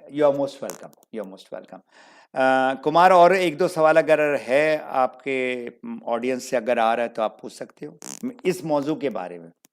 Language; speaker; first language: Urdu; native; Urdu